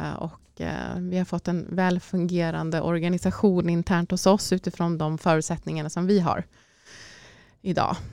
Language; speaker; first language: Swedish; native; Swedish